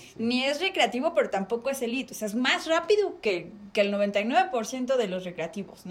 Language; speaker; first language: Spanish; native; Spanish